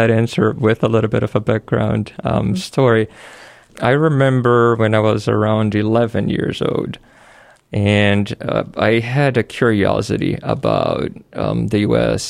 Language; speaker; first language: English; non-native, fluent; Portuguese